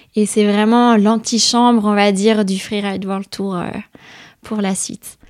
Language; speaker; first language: French; native; French